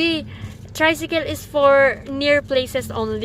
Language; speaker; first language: English; non-native, local second language; Filipino